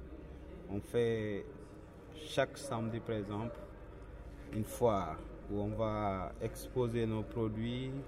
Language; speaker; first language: French; non-native, local second language; Wolof